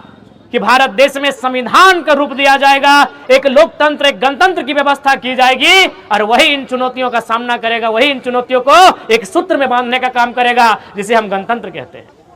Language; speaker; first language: Hindi; non-native, local second language; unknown